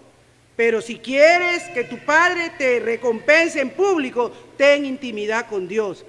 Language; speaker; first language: Spanish; native; Spanish